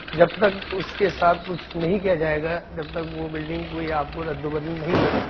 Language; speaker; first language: Urdu; native; Urdu